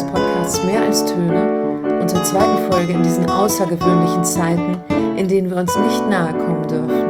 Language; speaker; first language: German; native; German